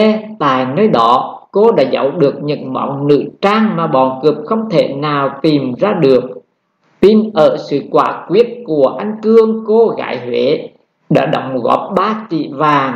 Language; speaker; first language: Vietnamese; native; Vietnamese